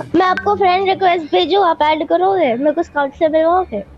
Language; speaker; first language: Hindi; non-native, local second language; Gujarati